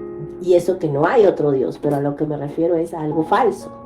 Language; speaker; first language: Spanish; native; Spanish